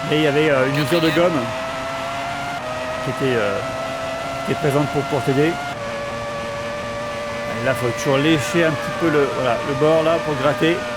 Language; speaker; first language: French; native; French